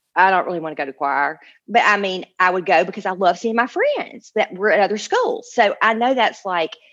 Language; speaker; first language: English; native; English